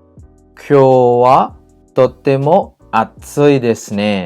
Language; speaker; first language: Japanese; non-native, fluent; Khmer